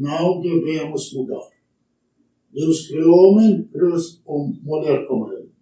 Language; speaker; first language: Portuguese; non-native, learner; Arabic